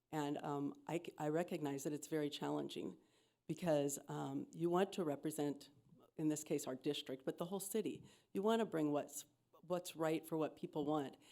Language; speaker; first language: English; native; English